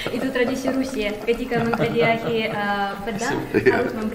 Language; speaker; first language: Indonesian; non-native, fluent; Russian